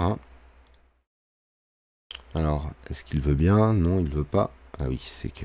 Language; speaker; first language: French; native; French